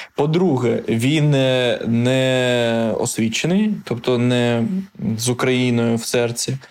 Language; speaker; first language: Ukrainian; non-native, local second language; Russian